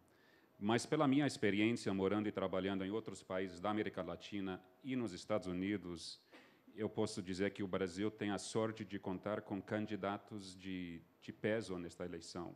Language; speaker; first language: Portuguese; non-native, fluent; English